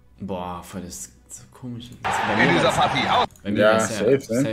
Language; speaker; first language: German; native; German